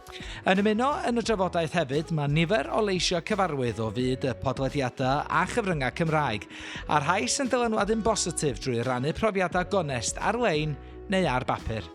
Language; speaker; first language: Welsh; native; Welsh